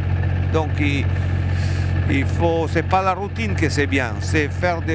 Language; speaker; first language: French; non-native, fluent; Italian